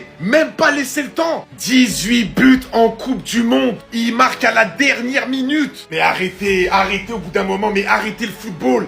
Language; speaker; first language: French; native; French